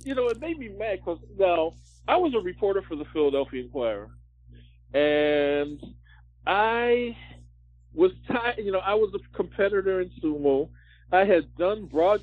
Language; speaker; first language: English; native; English